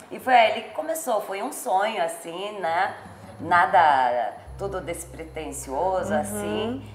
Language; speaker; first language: Portuguese; early bilingual, other home language; Arabic